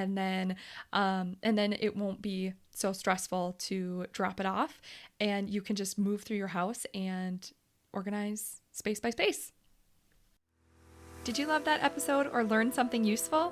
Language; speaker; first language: English; native; English